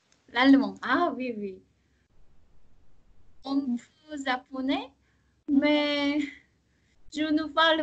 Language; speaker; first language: French; non-native, learner; Korean